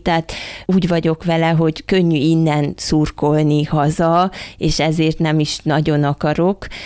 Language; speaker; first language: Hungarian; native; Hungarian